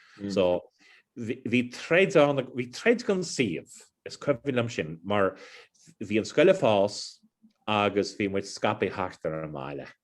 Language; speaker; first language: Irish; non-native, local second language; English